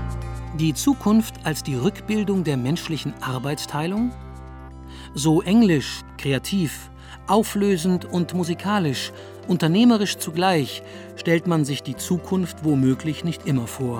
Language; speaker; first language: German; native; German